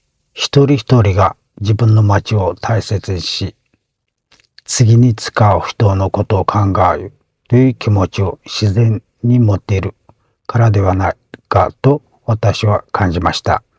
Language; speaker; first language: Japanese; non-native, fluent; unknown